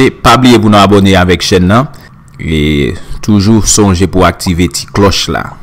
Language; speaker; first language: French; non-native, local second language; Haitian Creole